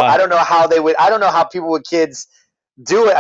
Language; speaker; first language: English; native; English